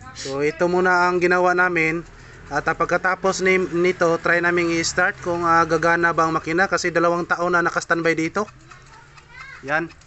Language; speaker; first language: Filipino; non-native, local second language; Cebuano